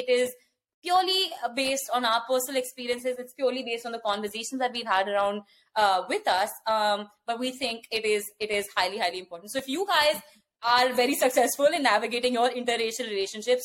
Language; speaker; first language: English; non-native, local second language; Hindi